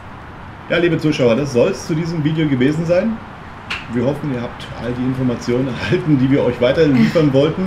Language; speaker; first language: German; native; German